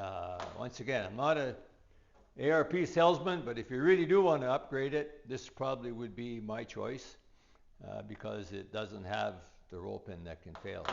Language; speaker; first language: English; native; English